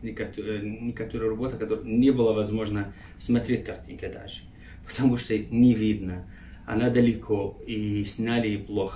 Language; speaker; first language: Russian; non-native, learner; Arabic